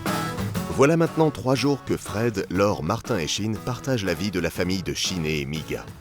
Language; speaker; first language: French; native; French